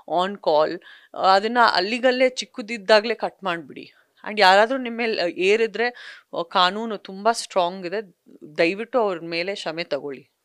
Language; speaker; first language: Kannada; non-native, local second language; Sindhi